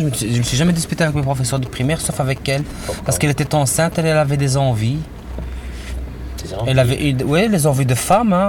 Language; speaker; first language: French; native; French